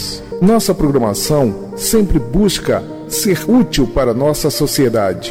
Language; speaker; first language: Portuguese; native; Portuguese